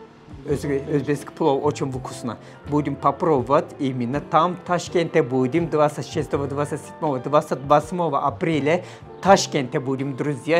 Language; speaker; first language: Russian; non-native, learner; Turkish